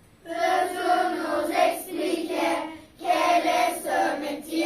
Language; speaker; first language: French; non-native, learner; Turkish